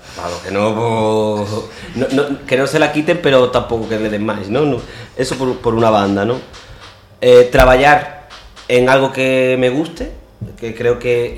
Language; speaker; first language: Galician; non-native, local second language; Spanish